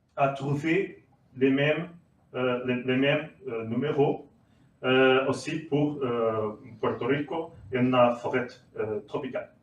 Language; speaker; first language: French; non-native, learner; Portuguese